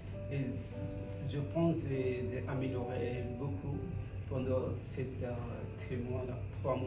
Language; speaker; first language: French; non-native, fluent; Bangla